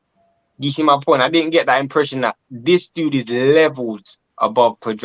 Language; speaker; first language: English; native; English